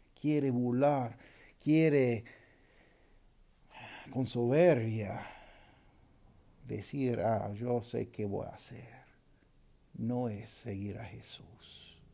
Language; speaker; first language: Spanish; non-native, fluent; English